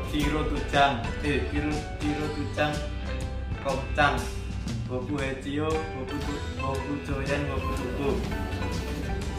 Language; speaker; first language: Chinese; non-native, learner; Indonesian